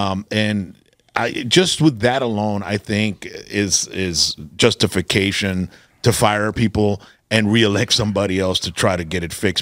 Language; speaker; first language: English; early bilingual, other home language; Spanish